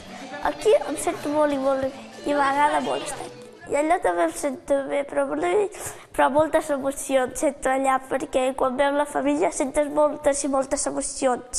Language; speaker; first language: Catalan; early bilingual, other home language; Romanian